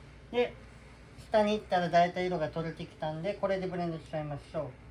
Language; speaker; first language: Japanese; native; Japanese